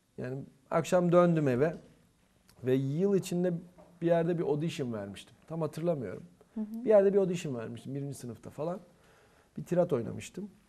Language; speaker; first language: Turkish; non-native, local second language; Kurdish